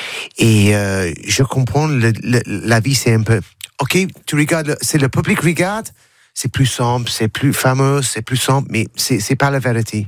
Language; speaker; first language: French; non-native, learner; English